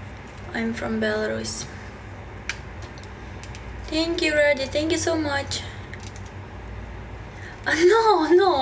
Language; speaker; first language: English; non-native, learner; Belarusian